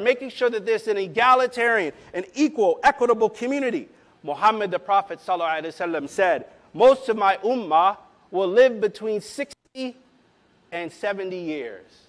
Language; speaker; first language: English; native; English